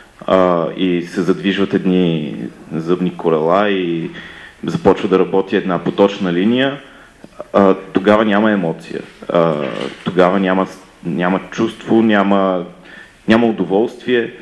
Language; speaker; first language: Bulgarian; early bilingual, other home language; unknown